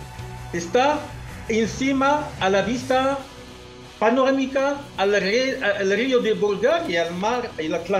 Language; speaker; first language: Spanish; non-native, fluent; Arabic